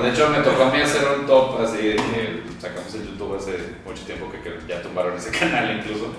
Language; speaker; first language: Spanish; native; Spanish